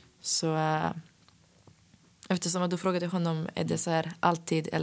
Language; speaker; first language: Swedish; non-native, fluent; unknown